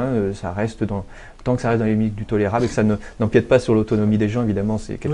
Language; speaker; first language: French; native; French